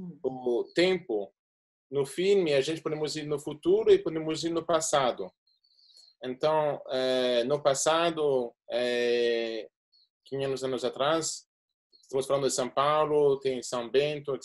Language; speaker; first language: Portuguese; non-native, fluent; English